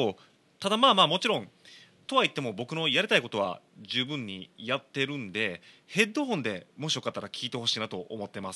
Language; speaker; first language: Japanese; native; Japanese